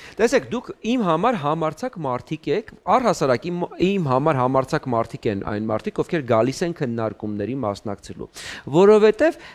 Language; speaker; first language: Armenian; native; Armenian